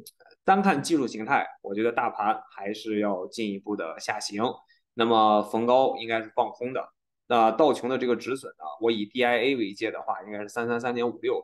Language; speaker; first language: Chinese; native; Chinese